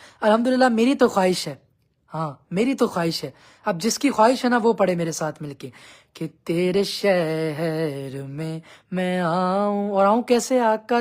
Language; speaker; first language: Urdu; non-native, local second language; Punjabi